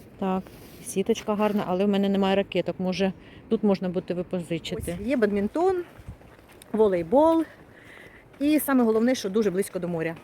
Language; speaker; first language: Ukrainian; non-native, local second language; Russian